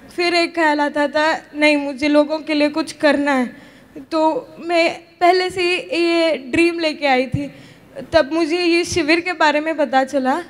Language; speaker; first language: Hindi; non-native, local second language; Kannada